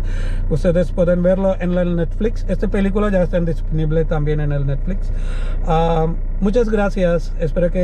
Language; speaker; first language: Spanish; non-native, learner; Malayalam